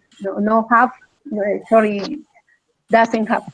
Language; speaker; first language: English; non-native, learner; Spanish